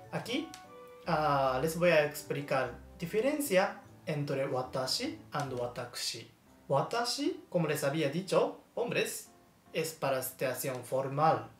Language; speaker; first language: Spanish; non-native, learner; Japanese